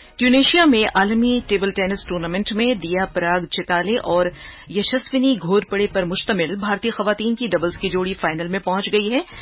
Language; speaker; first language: Urdu; native; Urdu